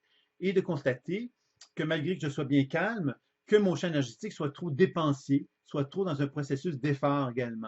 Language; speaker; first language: French; native; French